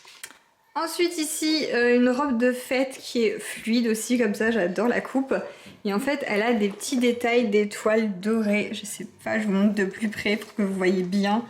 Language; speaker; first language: French; native; French